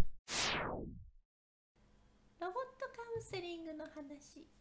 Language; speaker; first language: Japanese; native; Japanese